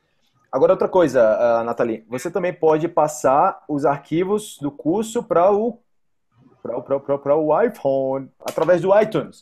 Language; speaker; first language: Portuguese; native; Portuguese